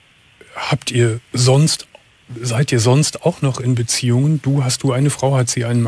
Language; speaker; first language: German; native; German